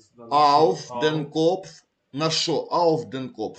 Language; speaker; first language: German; non-native, learner; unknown